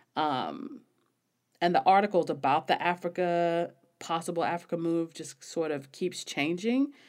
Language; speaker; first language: English; native; English